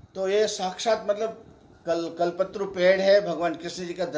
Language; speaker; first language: Hindi; non-native, local second language; Gujarati